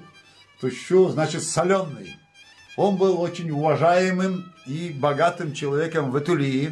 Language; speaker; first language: Russian; non-native, local second language; Gagauz